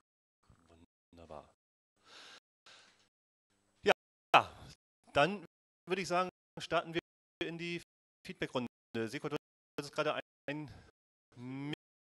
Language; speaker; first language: German; native; German